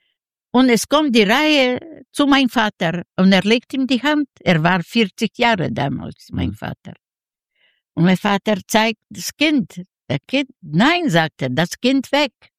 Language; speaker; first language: German; non-native, learner; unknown